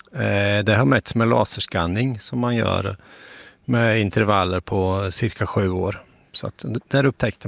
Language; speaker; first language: Swedish; native; Swedish